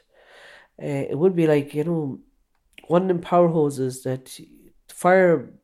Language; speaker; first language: English; native; English